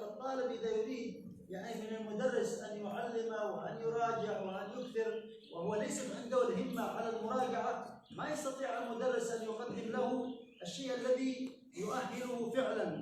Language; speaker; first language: Arabic; native; Arabic